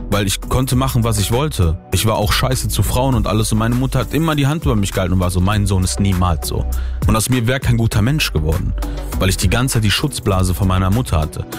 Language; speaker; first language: German; early bilingual, other home language; Italian